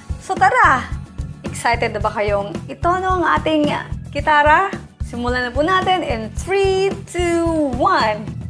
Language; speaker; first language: Filipino; native; Filipino